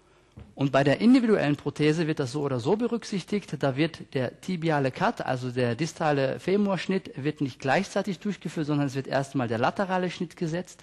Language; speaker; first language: German; native; German